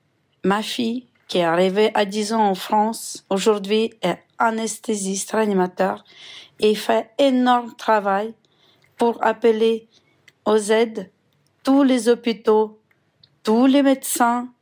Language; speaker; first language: French; non-native, fluent; Ukrainian